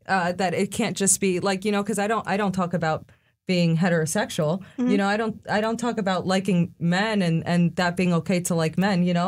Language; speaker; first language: English; early bilingual, other home language; Spanish